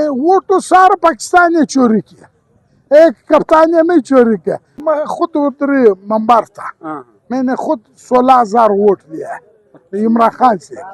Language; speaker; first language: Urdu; non-native, local second language; Pashto